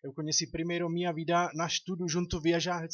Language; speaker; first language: Portuguese; non-native, learner; Czech